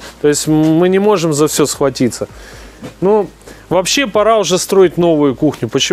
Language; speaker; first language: Russian; native; Russian